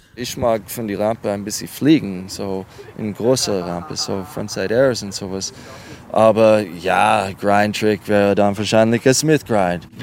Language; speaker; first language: German; non-native, fluent; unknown